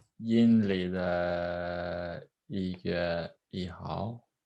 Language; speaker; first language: Chinese; non-native, learner; Norwegian